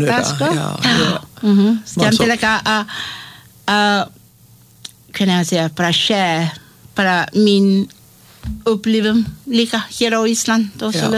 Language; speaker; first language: Icelandic; non-native, learner; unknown